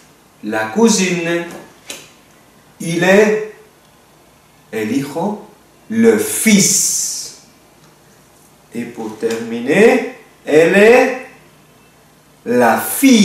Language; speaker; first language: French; non-native, fluent; Spanish